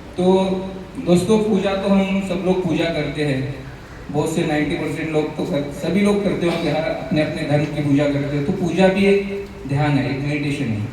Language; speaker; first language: Hindi; non-native, local second language; Marathi